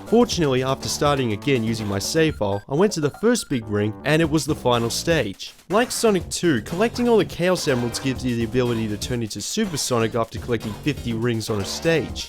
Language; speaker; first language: English; native; English